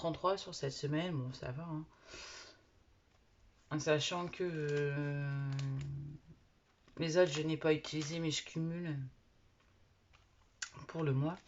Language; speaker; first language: French; native; French